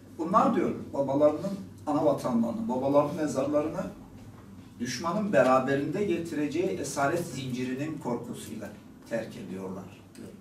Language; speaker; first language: Turkish; non-native, local second language; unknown